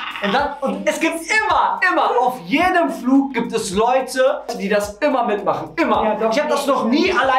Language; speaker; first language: German; native; German